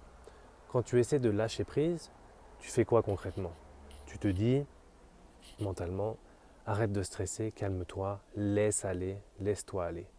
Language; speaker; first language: French; native; French